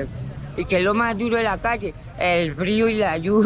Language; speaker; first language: Spanish; native; Spanish